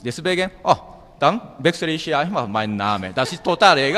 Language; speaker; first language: German; non-native, learner; Japanese